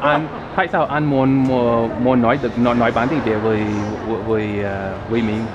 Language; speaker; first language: Vietnamese; non-native, learner; English